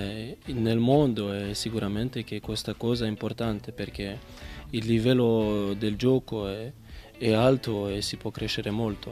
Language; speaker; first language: Italian; non-native, fluent; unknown